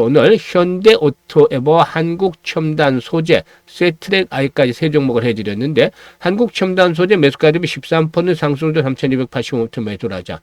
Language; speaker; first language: Korean; native; Korean